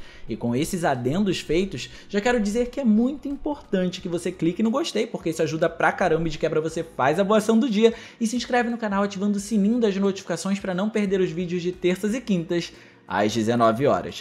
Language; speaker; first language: Portuguese; native; Portuguese